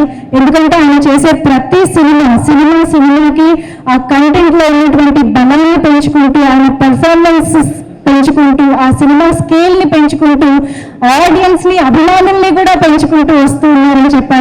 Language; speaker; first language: Telugu; native; Telugu